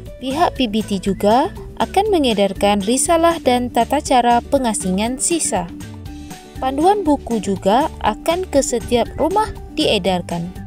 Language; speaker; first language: Malay; native; Malay